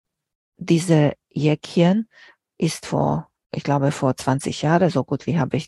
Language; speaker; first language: German; non-native, fluent; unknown